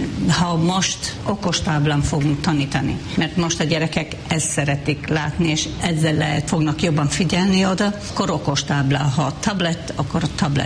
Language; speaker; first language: Hungarian; non-native, fluent; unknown